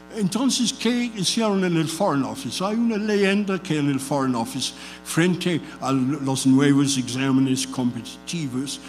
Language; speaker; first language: Spanish; non-native, fluent; English